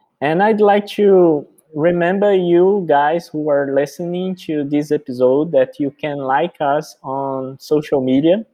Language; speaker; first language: English; non-native, fluent; Portuguese